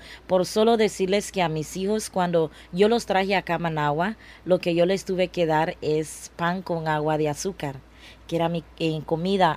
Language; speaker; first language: Spanish; non-native, local second language; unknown